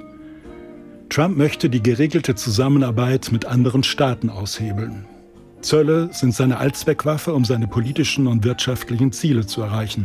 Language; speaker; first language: German; native; German